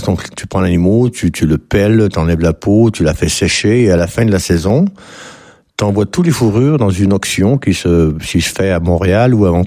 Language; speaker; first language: French; native; French